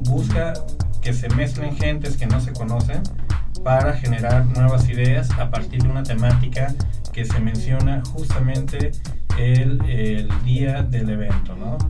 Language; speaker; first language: Spanish; native; Spanish